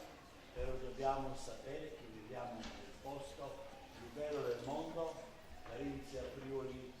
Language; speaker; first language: Italian; non-native, learner; Slovenian